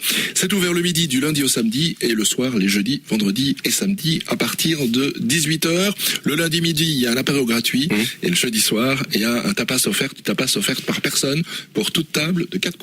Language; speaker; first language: French; native; French